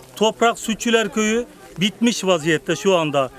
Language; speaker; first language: Turkish; native; Turkish